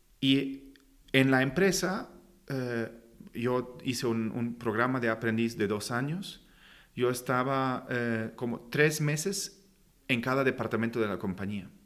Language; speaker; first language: Spanish; non-native, fluent; German